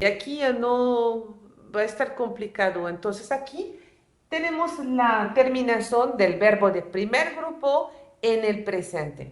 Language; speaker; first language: Spanish; non-native, fluent; French